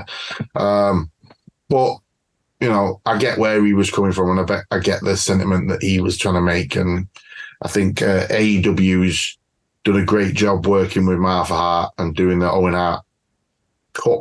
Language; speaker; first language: English; native; English